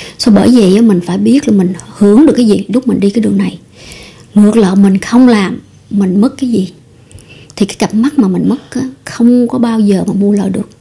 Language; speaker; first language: Vietnamese; early bilingual, heritage; Vietnamese